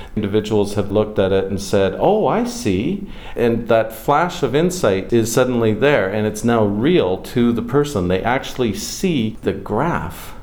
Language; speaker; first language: English; native; English